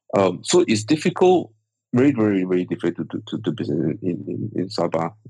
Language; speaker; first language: English; native; English